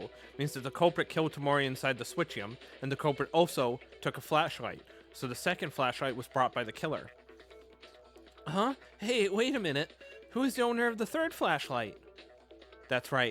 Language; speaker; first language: English; native; English